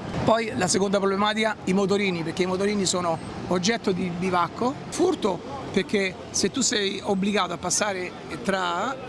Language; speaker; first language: Italian; native; Italian